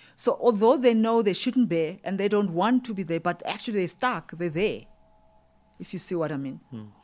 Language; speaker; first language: English; non-native, local second language; Xhosa